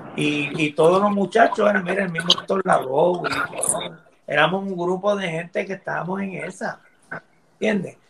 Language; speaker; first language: Spanish; early bilingual, heritage; Spanish